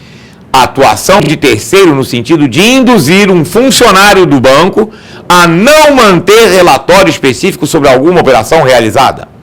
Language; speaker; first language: Portuguese; native; Portuguese